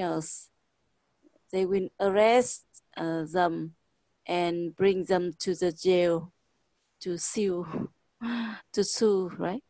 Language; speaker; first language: English; non-native, fluent; Vietnamese